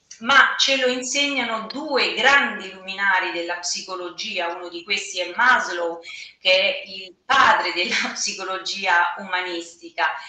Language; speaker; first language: Italian; native; Italian